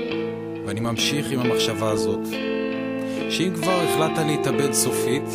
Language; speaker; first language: Hebrew; native; Hebrew